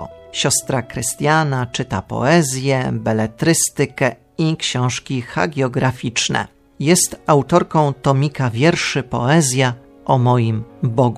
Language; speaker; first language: Polish; native; Polish